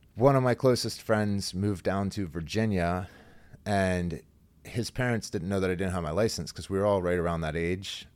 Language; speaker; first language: English; native; English